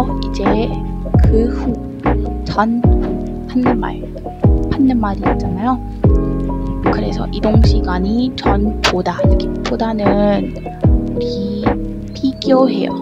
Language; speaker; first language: Korean; non-native, learner; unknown